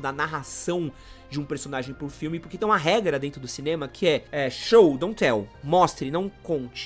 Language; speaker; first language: Portuguese; native; Portuguese